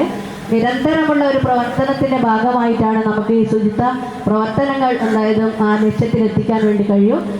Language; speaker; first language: Malayalam; native; Malayalam